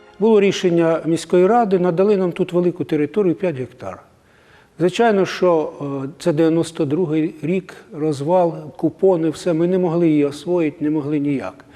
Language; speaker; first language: Ukrainian; native; Ukrainian